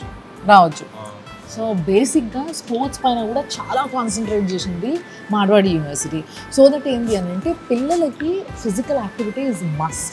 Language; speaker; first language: Telugu; native; Telugu